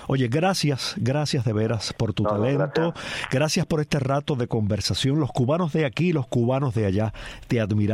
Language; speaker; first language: Spanish; native; Spanish